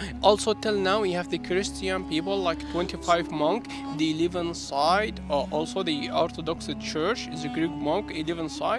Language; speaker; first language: English; non-native, learner; Arabic